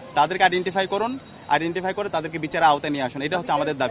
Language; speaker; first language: Bangla; native; Bangla